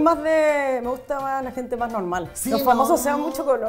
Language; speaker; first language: Spanish; native; Spanish